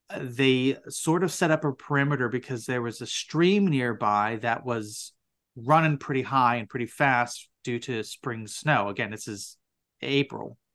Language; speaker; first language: English; native; English